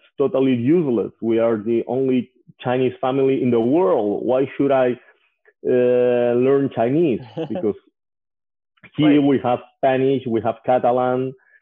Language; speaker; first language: English; non-native, fluent; Spanish